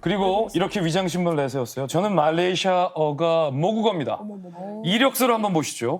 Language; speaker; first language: Korean; native; Korean